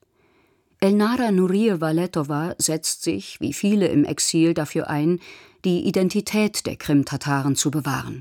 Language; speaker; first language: German; native; German